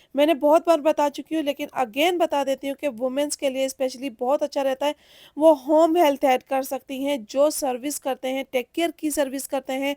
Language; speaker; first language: Urdu; native; Urdu